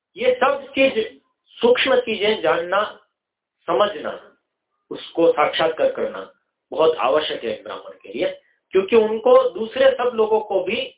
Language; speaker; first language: Hindi; non-native, local second language; Gujarati